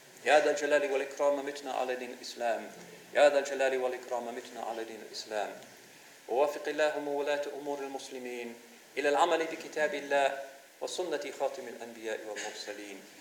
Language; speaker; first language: Arabic; non-native, fluent; English